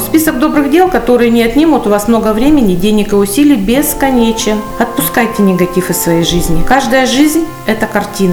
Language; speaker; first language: Russian; native; Russian